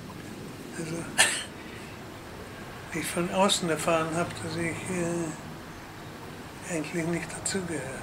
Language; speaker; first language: German; native; German